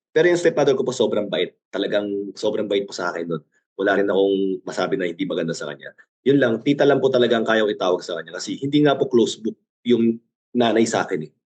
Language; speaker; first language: Filipino; early bilingual, other home language; Korean